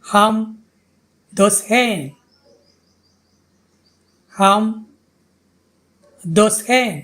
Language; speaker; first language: Hindi; non-native, fluent; Tamil